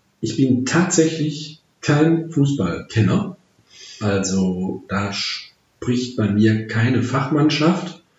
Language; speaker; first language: German; native; German